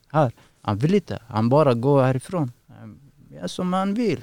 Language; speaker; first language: Swedish; non-native, learner; Persian